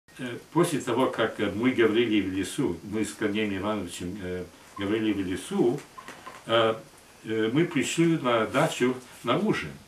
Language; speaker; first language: Russian; non-native, fluent; English